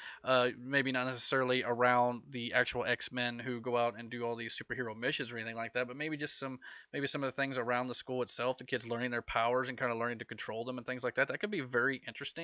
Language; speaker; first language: English; native; English